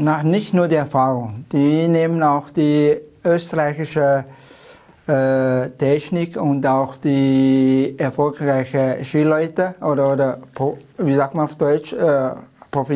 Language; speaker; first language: German; non-native, learner; Chinese